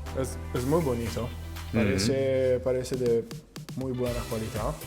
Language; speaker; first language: Spanish; non-native, learner; Italian